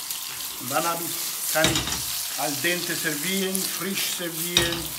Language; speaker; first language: German; non-native, fluent; Italian